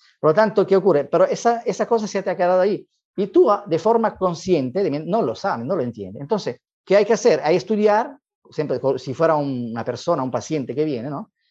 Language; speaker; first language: Spanish; non-native, fluent; Italian